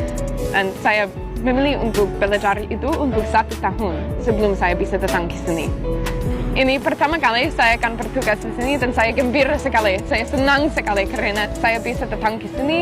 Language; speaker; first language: Indonesian; non-native, learner; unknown